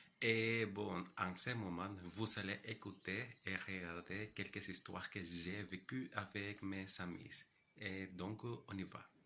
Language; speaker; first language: French; non-native, learner; Spanish